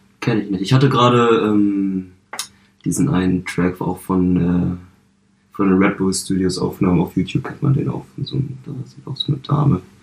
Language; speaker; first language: German; early bilingual, other home language; Vietnamese